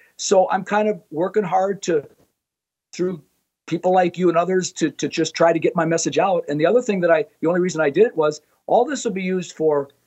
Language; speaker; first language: English; native; English